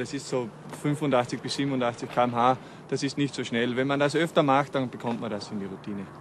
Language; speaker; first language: German; native; German